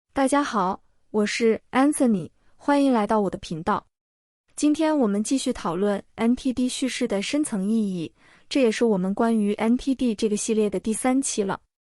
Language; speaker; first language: Chinese; native; Chinese